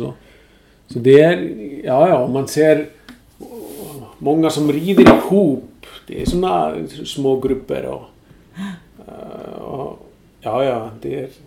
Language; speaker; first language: Swedish; non-native, fluent; Icelandic